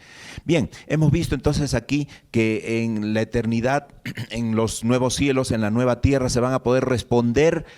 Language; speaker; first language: Spanish; native; Spanish